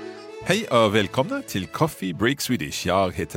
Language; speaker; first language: Swedish; non-native, learner; English